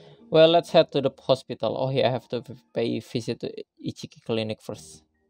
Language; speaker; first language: English; non-native, fluent; Indonesian